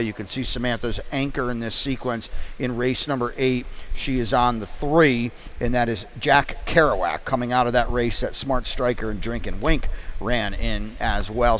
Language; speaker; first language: English; native; English